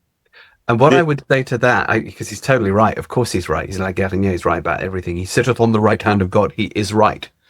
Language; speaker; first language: English; native; English